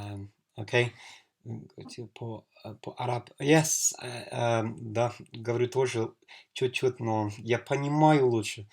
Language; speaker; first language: Russian; non-native, learner; English